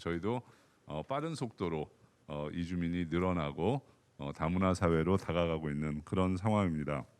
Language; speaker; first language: Korean; native; Korean